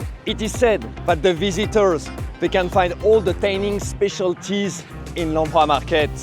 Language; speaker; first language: English; non-native, fluent; French